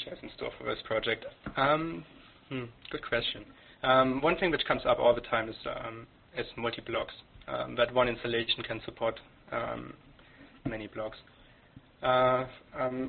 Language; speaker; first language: English; non-native, fluent; German